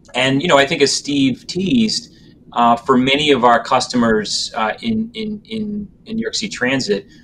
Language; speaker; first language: English; native; English